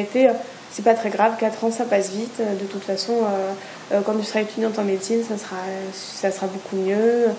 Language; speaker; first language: French; native; French